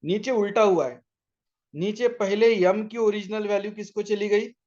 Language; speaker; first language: Hindi; non-native, local second language; Marathi